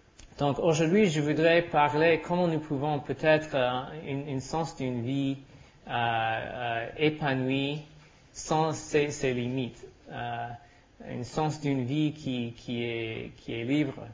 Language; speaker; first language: French; non-native, learner; English